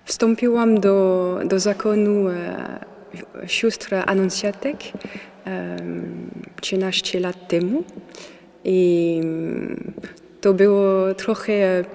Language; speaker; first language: Polish; non-native, learner; French